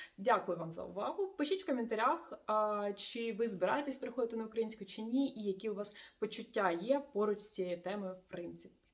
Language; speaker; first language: Ukrainian; non-native, local second language; Russian